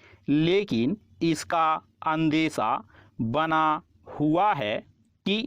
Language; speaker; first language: Hindi; native; Hindi